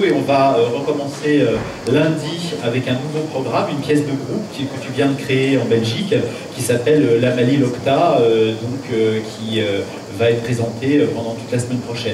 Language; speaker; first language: French; native; French